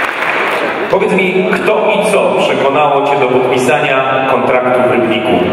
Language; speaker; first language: Polish; native; Polish